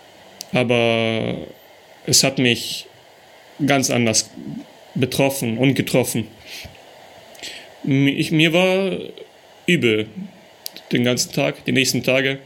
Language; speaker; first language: German; early bilingual, other home language; Russian